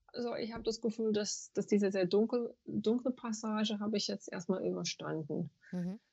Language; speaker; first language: German; non-native, fluent; English